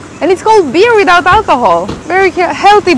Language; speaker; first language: English; non-native, fluent; Romanian